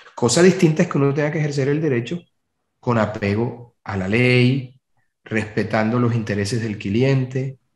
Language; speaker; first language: Spanish; native; Spanish